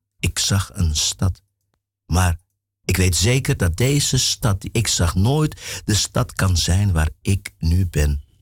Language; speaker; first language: Dutch; early bilingual, other home language; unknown